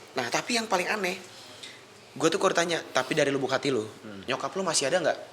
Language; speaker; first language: Indonesian; native; Indonesian